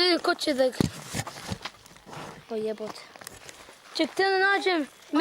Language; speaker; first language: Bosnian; early bilingual, heritage; English